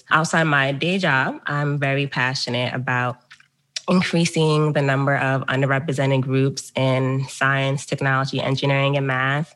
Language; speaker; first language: English; native; English